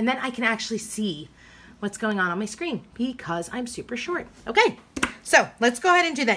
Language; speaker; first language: English; native; English